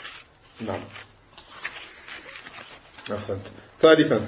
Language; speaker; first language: Arabic; non-native, fluent; French